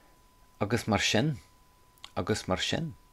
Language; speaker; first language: Irish; non-native, fluent; English